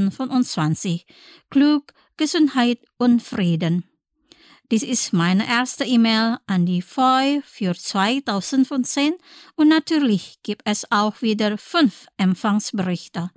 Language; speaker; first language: German; non-native, fluent; Indonesian